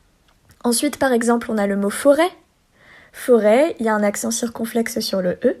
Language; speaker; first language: French; native; French